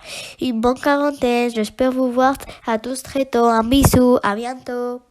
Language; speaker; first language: French; non-native, learner; Spanish